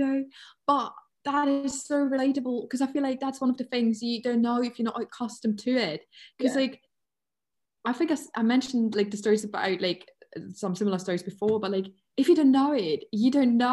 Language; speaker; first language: English; non-native, fluent; German